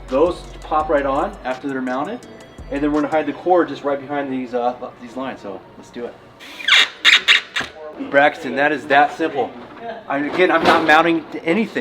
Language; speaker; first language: English; native; English